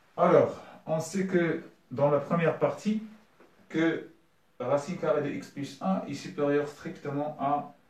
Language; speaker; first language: French; non-native, local second language; Arabic